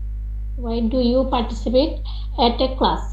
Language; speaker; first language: English; non-native, learner; Bangla